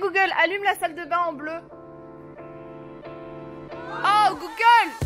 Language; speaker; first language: French; native; French